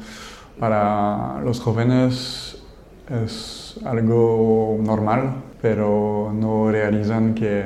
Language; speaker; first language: Spanish; non-native, fluent; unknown